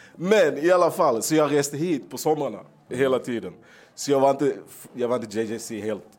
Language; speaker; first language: Swedish; early bilingual, heritage; Swedish